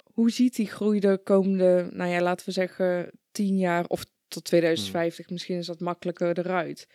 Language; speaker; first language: Dutch; early bilingual, other home language; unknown